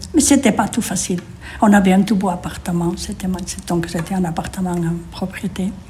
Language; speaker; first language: French; non-native, fluent; Spanish